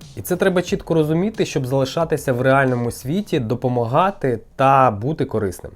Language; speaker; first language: Ukrainian; non-native, local second language; Russian